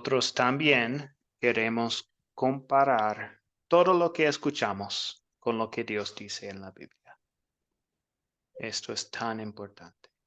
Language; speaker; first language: Spanish; non-native, fluent; English